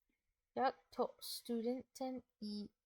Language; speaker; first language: Swedish; non-native, learner; English